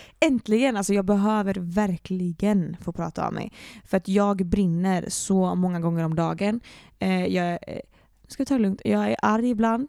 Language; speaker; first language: Swedish; native; Swedish